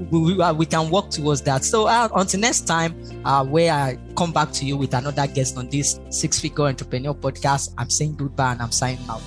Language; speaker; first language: English; non-native, local second language; Yoruba